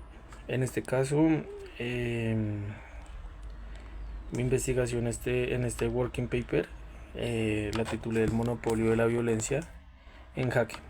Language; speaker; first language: Spanish; native; Spanish